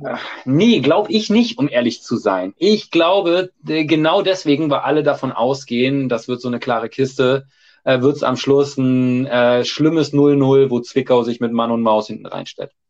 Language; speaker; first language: German; native; German